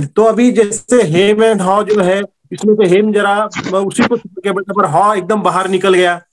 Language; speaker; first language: Hindi; non-native, local second language; Marathi